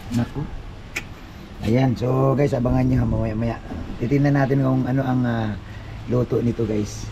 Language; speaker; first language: Filipino; non-native, local second language; Cebuano